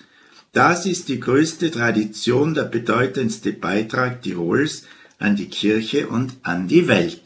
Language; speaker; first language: German; native; German